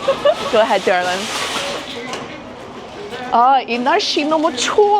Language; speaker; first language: Korean; non-native, learner; English